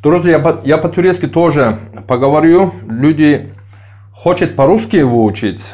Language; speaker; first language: Russian; non-native, learner; Turkish